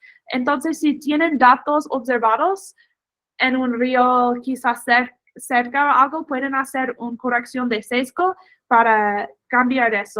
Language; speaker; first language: Spanish; non-native, fluent; English